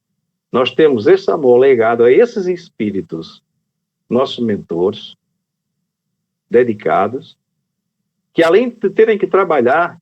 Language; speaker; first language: Portuguese; native; Portuguese